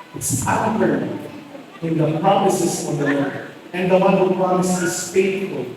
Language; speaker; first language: English; non-native, local second language; Filipino